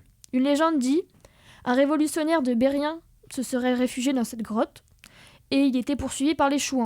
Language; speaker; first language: French; native; French